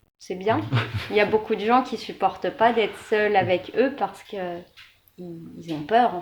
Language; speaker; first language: French; native; French